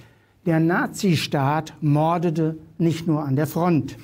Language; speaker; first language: German; native; German